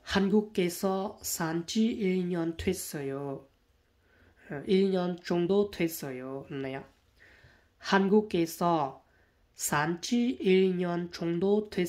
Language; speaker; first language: Korean; non-native, learner; Hmong